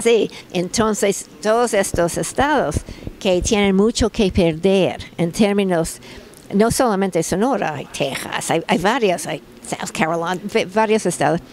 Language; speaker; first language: Spanish; non-native, fluent; English